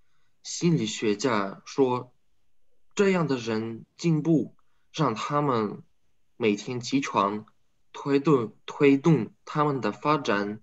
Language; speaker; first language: Chinese; non-native, learner; Russian